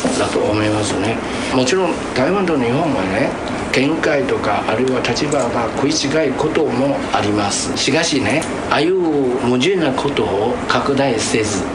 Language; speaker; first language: Japanese; non-native, fluent; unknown